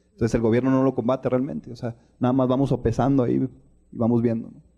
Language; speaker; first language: Spanish; native; Spanish